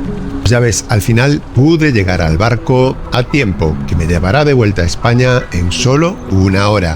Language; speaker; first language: Spanish; native; Spanish